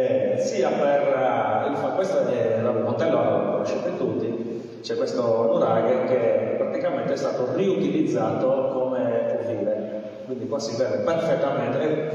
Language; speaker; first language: Italian; native; Italian